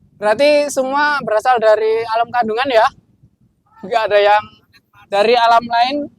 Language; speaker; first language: Indonesian; non-native, local second language; Sundanese